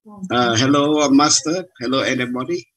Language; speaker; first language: English; non-native, learner; Vietnamese